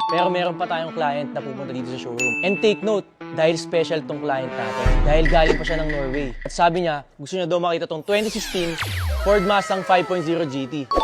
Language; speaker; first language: Filipino; native; Filipino